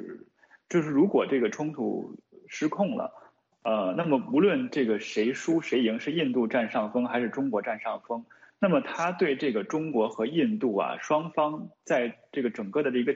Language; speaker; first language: Chinese; native; Chinese